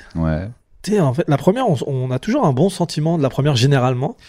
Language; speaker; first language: French; native; French